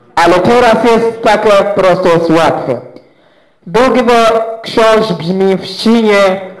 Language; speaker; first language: Polish; non-native, learner; Swahili